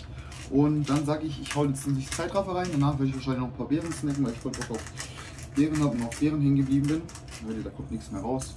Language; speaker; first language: German; native; German